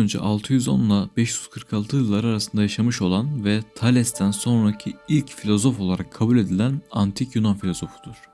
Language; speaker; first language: Turkish; native; Turkish